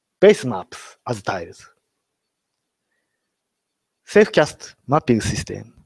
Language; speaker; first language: English; non-native, learner; Japanese